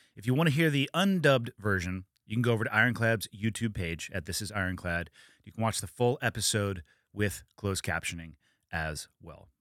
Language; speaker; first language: English; native; English